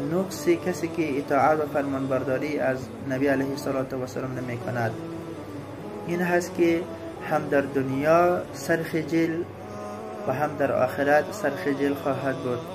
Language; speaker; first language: Persian; native; Persian